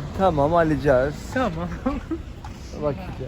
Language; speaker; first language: Turkish; non-native, learner; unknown